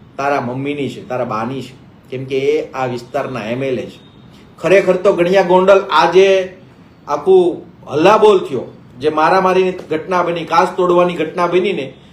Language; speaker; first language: Gujarati; native; Gujarati